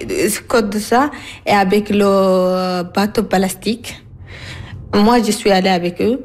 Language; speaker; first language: French; non-native, learner; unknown